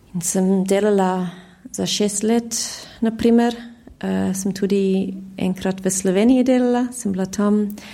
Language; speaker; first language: Slovenian; early bilingual, heritage; Slovenian